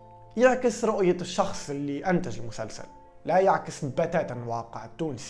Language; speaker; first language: Arabic; native; Arabic